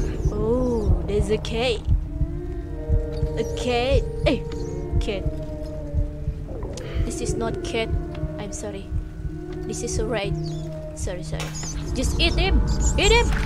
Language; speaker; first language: English; non-native, local second language; Malay